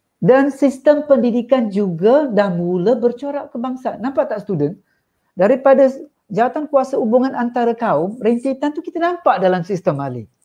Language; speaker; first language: Malay; non-native, local second language; Tamil